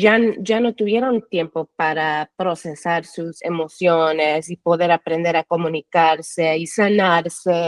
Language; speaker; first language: Spanish; early bilingual, heritage; English